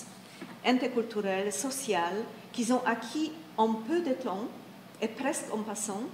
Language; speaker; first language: French; non-native, fluent; Polish